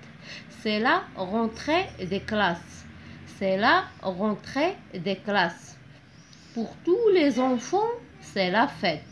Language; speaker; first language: French; non-native, local second language; Arabic